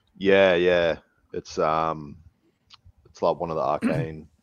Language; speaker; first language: English; native; English